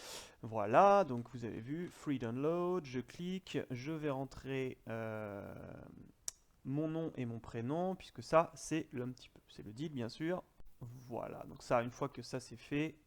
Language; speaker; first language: French; native; French